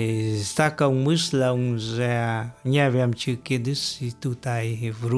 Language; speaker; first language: Polish; non-native, fluent; Vietnamese